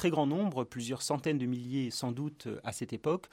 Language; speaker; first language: French; native; French